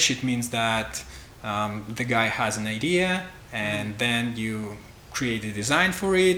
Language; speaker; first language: English; non-native, fluent; Russian